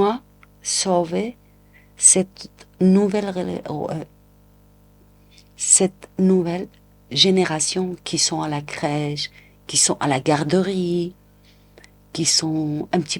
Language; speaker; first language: French; non-native, local second language; Arabic